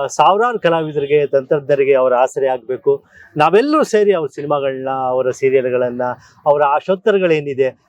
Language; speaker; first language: Kannada; native; Kannada